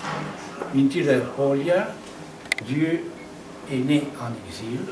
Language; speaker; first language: French; non-native, fluent; Romanian